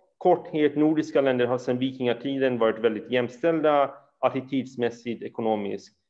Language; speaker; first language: Swedish; early bilingual, other home language; Persian